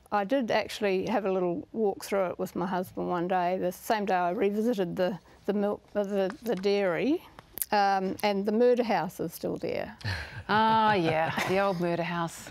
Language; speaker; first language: English; native; English